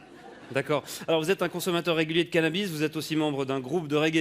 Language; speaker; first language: French; native; French